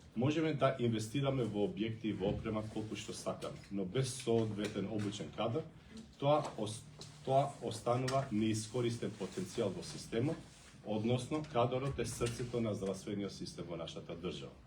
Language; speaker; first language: Macedonian; non-native, local second language; Albanian